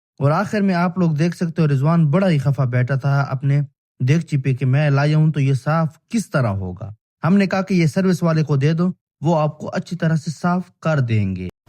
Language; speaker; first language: Urdu; non-native, local second language; Pashto